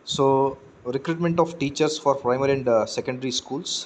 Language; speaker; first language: English; non-native, local second language; Kannada